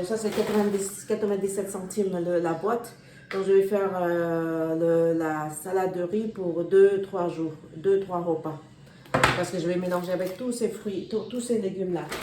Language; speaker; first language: French; non-native, learner; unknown